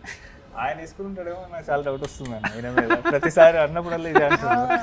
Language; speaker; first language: Telugu; native; Telugu